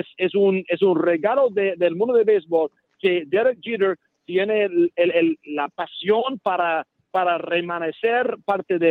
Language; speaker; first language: Spanish; non-native, learner; English